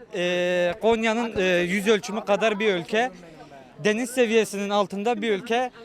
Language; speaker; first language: Turkish; native; Turkish